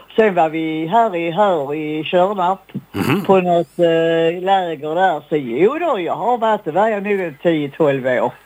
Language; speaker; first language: Swedish; native; Swedish